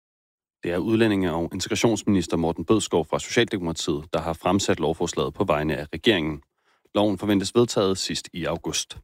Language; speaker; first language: Danish; native; Danish